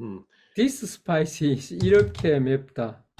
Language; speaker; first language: English; non-native, fluent; Korean